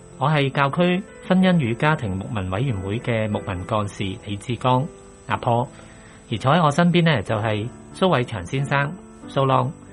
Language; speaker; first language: Chinese; non-native, local second language; Cantonese